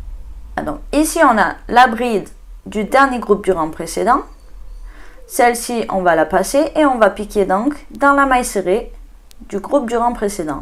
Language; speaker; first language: French; native; French